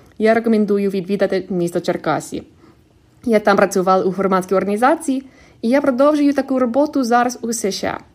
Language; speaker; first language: Ukrainian; non-native, fluent; English